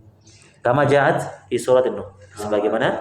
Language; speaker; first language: Indonesian; native; Indonesian